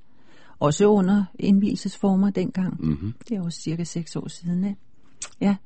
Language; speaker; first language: Danish; native; Danish